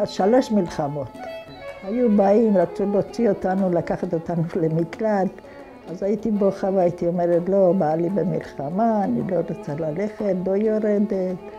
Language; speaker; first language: Hebrew; non-native, fluent; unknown